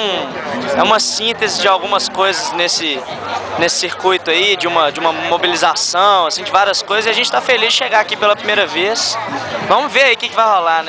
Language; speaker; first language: Portuguese; native; Portuguese